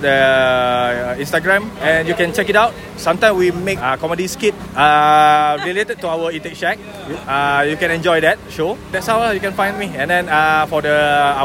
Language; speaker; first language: English; non-native, local second language; Malay